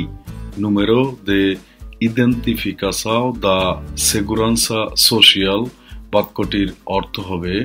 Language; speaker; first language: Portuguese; non-native, fluent; Bangla